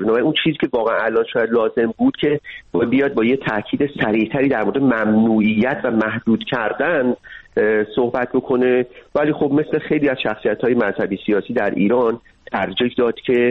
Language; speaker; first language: Persian; native; Persian